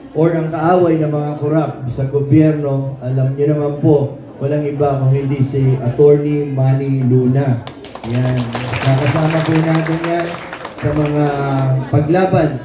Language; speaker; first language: Filipino; native; Filipino